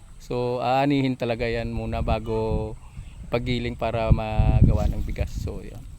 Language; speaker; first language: Filipino; non-native, local second language; Hiligaynon